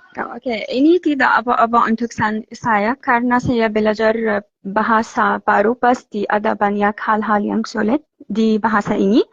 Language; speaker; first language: Indonesian; non-native, learner; Arabic